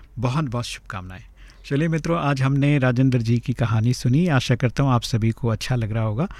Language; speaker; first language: Hindi; native; Hindi